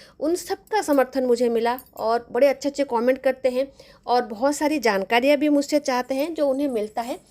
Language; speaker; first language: Hindi; non-native, local second language; Bangla